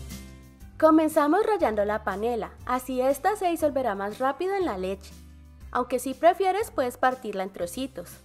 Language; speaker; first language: Spanish; native; Spanish